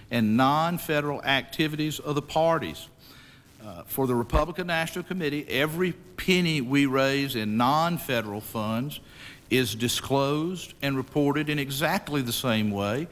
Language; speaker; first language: English; native; English